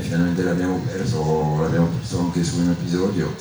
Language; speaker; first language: Italian; non-native, fluent; French